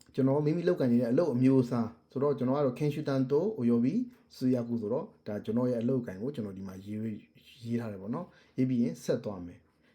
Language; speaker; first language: Burmese; native; Burmese